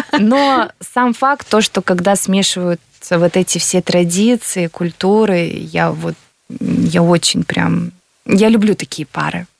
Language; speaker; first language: Russian; native; Russian